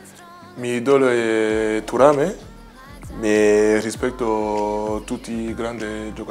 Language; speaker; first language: Italian; non-native, learner; French